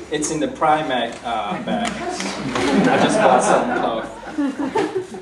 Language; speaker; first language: English; non-native, fluent; Korean